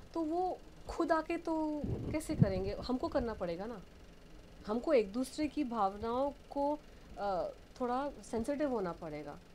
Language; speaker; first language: Hindi; non-native, local second language; Bangla